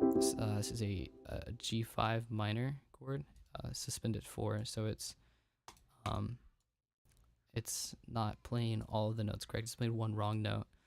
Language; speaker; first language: English; native; English